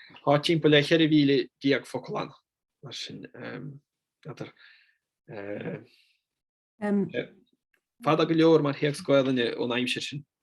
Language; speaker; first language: Irish; non-native, fluent; Italian